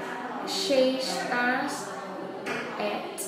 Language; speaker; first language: English; non-native, fluent; Vietnamese